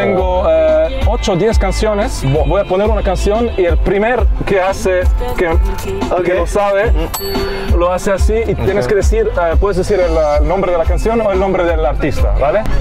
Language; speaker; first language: Spanish; non-native, learner; German